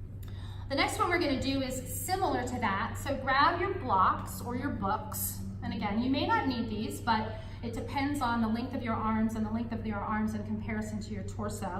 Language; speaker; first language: English; native; English